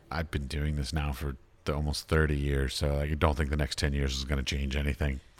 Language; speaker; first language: English; native; English